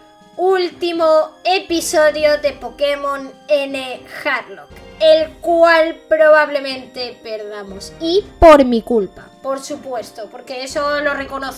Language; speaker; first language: Spanish; native; Spanish